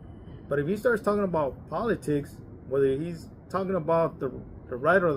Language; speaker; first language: English; native; English